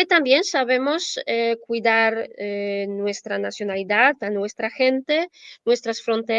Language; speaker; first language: Spanish; non-native, fluent; Polish